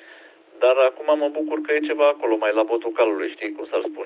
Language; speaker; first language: Romanian; native; Romanian